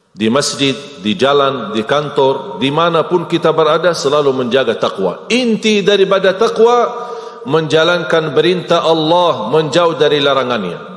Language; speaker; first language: Malay; non-native, fluent; Arabic